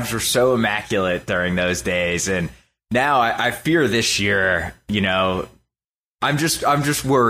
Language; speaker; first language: English; native; English